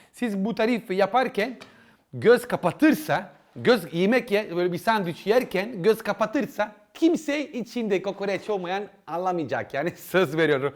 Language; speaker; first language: Turkish; non-native, learner; Italian